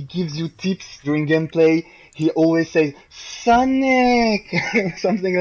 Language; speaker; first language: English; non-native, fluent; French